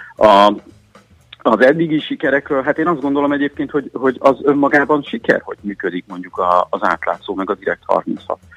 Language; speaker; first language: Hungarian; native; Hungarian